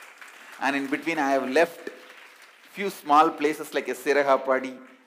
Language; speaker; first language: English; non-native, local second language; Tamil